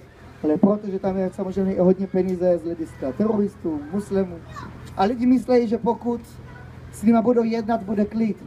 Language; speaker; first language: Czech; early bilingual, heritage; Czech